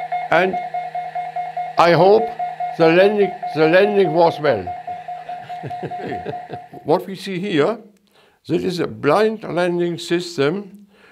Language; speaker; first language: English; non-native, learner; German